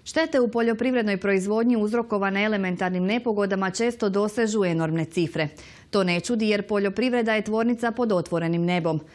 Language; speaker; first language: Croatian; native; Croatian